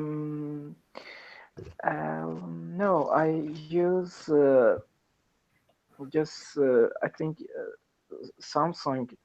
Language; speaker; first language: English; non-native, learner; Persian